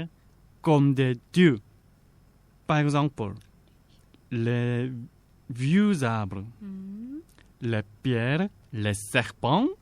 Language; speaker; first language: French; non-native, fluent; Korean